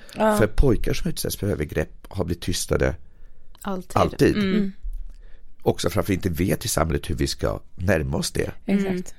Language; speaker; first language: Swedish; native; Swedish